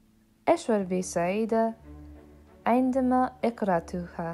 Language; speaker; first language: Arabic; non-native, learner; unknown